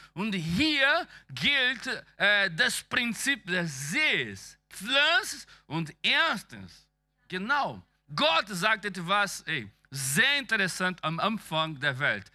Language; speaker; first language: German; non-native, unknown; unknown